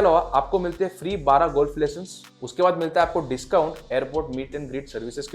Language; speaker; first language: Hindi; native; Hindi